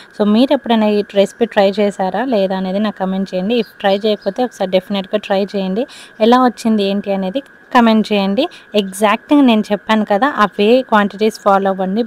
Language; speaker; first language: Telugu; non-native, local second language; Lambadi